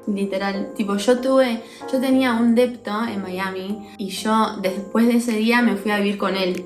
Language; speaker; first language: Spanish; early bilingual, heritage; English